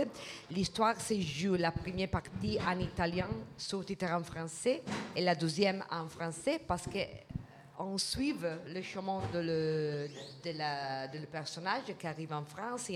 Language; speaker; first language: French; non-native, fluent; Italian